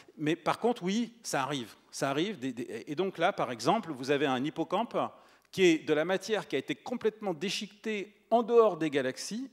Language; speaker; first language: French; native; French